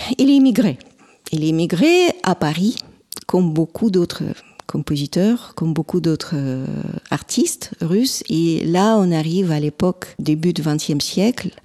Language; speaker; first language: French; non-native, fluent; Russian